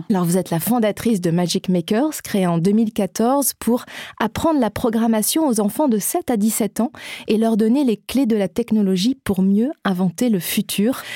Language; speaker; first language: French; native; French